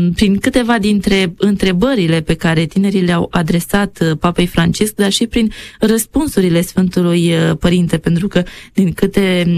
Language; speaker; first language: Romanian; native; Romanian